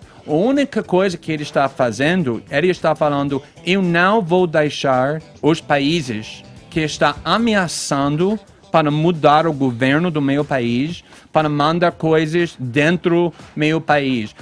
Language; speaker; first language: Portuguese; non-native, fluent; English